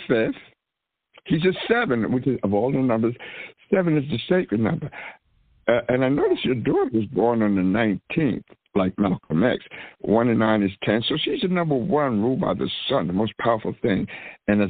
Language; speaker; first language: English; native; English